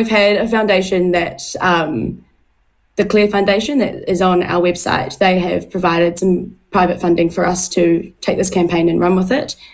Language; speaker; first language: English; native; English